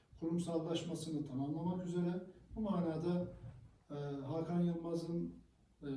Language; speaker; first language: Turkish; native; Turkish